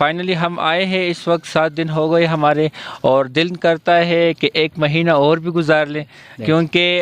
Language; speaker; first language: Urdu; non-native, local second language; Pashto